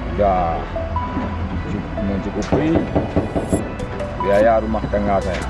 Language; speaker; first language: Indonesian; non-native, local second language; Achinese